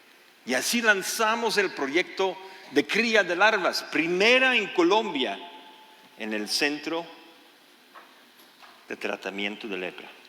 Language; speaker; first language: Spanish; non-native, fluent; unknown